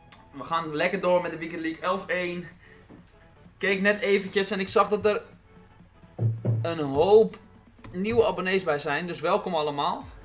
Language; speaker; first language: Dutch; native; Dutch